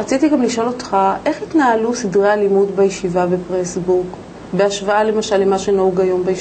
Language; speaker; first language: Hebrew; native; Hebrew